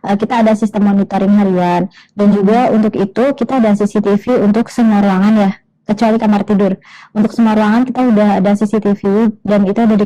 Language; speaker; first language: Indonesian; native; Indonesian